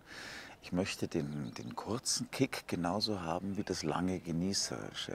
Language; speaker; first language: German; native; German